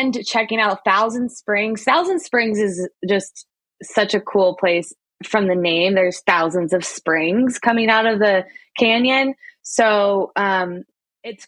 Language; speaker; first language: English; native; English